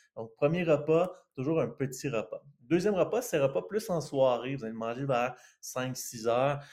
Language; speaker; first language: French; native; French